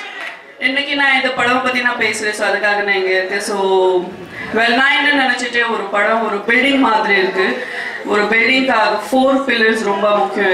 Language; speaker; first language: Tamil; non-native, learner; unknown